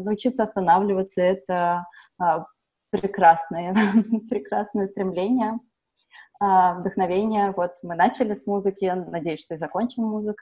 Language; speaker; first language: Russian; native; Russian